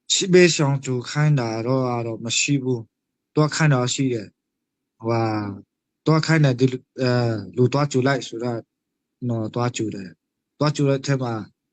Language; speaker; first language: Burmese; non-native, local second language; Hakha Chin